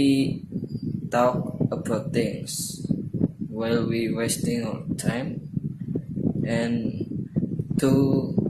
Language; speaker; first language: English; non-native, learner; Indonesian